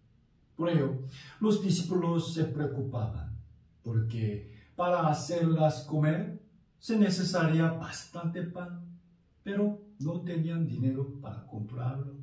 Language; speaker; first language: Spanish; non-native, fluent; Korean